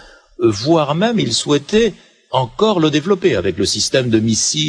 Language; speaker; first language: French; native; French